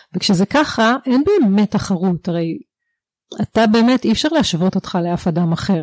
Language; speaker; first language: Hebrew; native; Hebrew